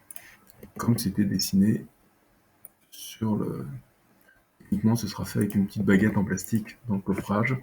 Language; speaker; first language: French; native; French